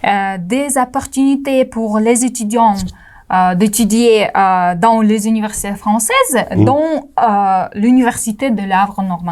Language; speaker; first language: French; non-native, learner; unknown